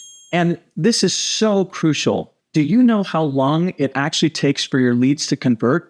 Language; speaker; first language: English; native; English